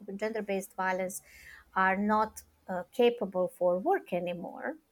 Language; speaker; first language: English; non-native, fluent; Serbian